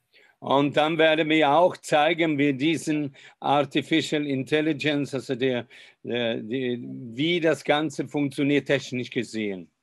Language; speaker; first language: German; non-native, fluent; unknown